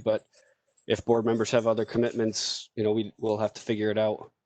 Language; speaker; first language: English; native; English